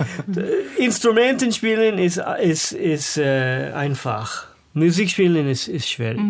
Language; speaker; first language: German; non-native, learner; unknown